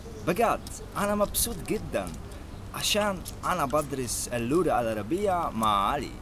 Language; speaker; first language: Arabic; non-native, learner; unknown